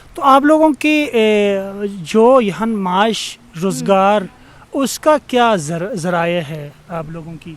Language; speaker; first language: Urdu; non-native, local second language; Khowar